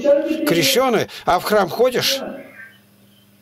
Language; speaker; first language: Russian; native; Russian